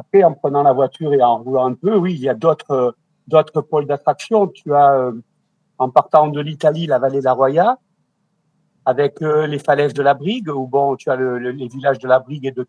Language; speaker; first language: French; native; French